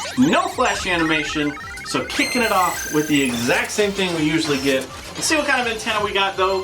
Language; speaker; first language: English; native; English